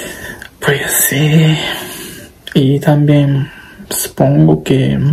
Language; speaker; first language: Spanish; non-native, learner; Japanese